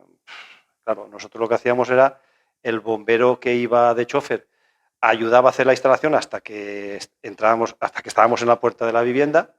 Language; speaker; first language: Spanish; native; Spanish